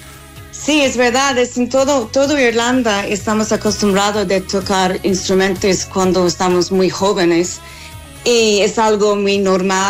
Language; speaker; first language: Spanish; non-native, learner; English